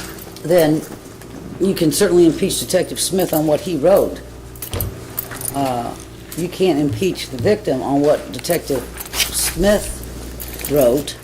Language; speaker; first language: English; native; English